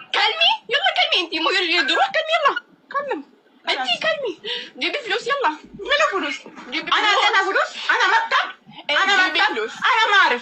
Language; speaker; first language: Arabic; non-native, learner; Amharic